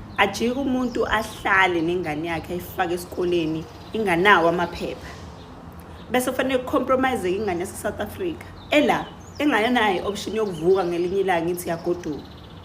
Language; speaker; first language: Zulu; native; Zulu